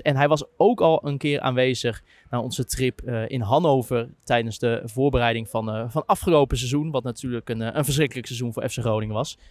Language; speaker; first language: Dutch; native; Dutch